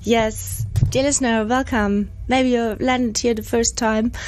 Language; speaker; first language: English; non-native, fluent; German